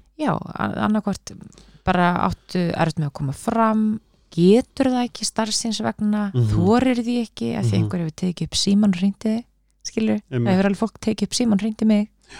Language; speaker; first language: Icelandic; native; Icelandic